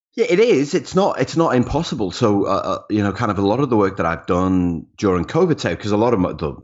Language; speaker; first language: English; native; English